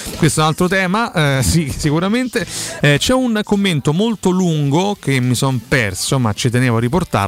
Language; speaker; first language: Italian; native; Italian